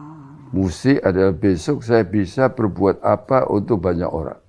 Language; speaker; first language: Indonesian; non-native, local second language; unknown